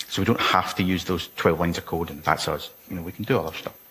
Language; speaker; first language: English; native; English